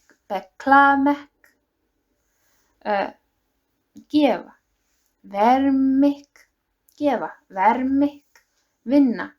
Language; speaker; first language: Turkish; non-native, learner; Icelandic